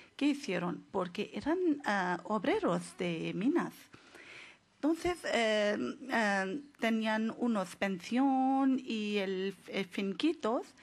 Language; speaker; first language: Spanish; non-native, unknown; Urdu